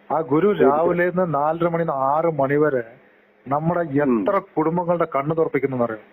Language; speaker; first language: Malayalam; non-native, local second language; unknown